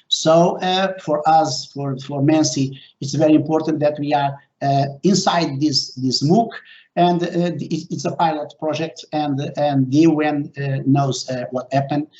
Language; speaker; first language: English; non-native, fluent; Portuguese